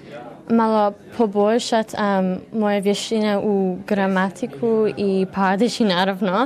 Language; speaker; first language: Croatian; early bilingual, heritage; Croatian